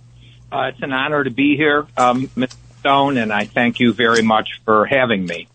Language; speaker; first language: English; native; English